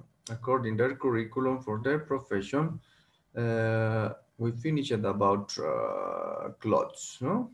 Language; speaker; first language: English; non-native, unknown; Spanish